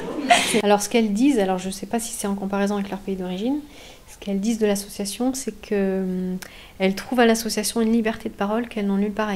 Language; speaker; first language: French; native; French